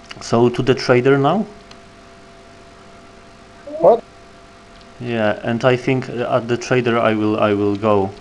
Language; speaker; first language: English; non-native, learner; Polish